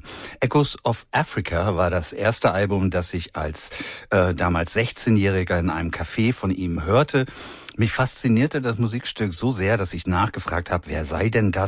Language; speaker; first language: German; native; German